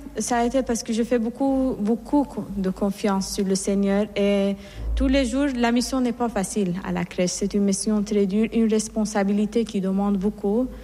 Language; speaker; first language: French; non-native, fluent; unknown